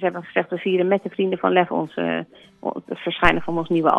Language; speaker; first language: Dutch; native; Dutch